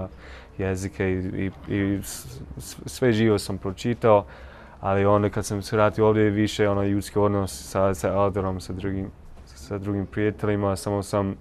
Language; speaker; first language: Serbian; non-native, learner; English